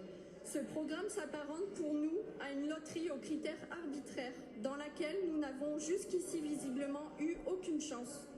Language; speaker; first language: French; native; French